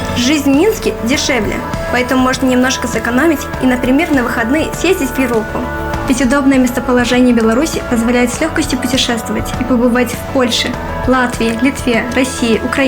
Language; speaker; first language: Russian; native; Russian